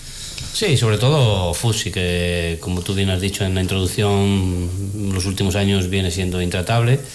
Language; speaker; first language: Spanish; native; Spanish